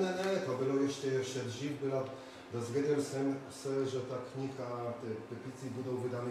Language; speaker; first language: Czech; non-native, fluent; Polish